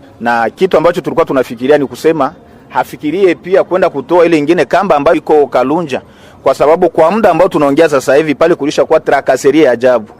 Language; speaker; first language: Swahili; native; Swahili